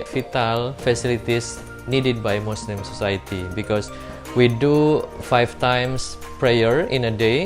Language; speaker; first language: English; non-native, learner; Indonesian